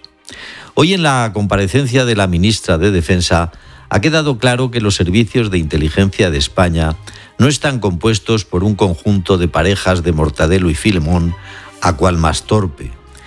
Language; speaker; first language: Spanish; native; Spanish